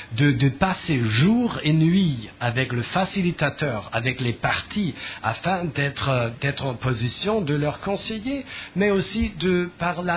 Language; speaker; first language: French; non-native, fluent; German